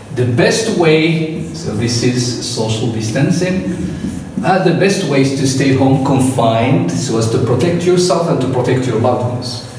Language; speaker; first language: English; non-native, fluent; Arabic